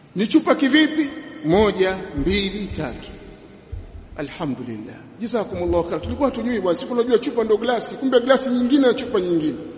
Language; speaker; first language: Swahili; native; Swahili